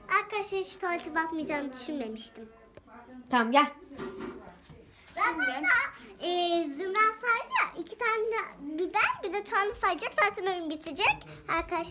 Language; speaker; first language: Turkish; native; Turkish